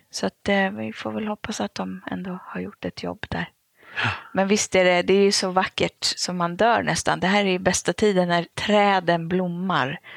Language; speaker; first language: Swedish; native; Swedish